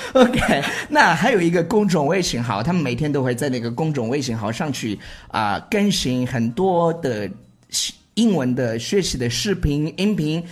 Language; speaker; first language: Chinese; native; Chinese